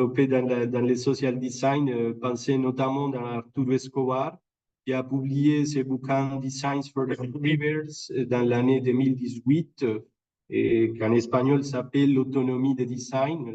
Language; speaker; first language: French; non-native, fluent; Spanish